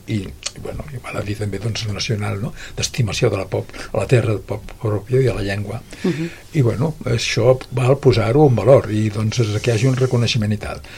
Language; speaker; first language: Catalan; native; Catalan